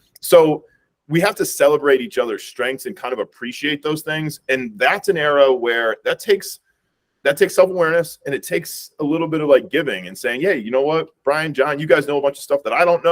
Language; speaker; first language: English; native; English